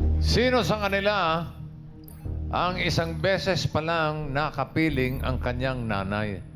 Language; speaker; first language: Filipino; native; Filipino